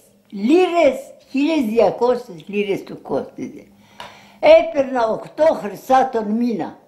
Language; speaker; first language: Greek; early bilingual, heritage; Greek